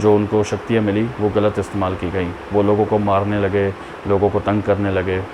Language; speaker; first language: Hindi; native; Hindi